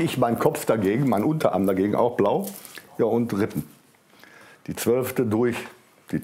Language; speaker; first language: German; native; German